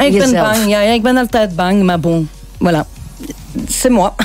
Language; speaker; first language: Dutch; non-native, local second language; French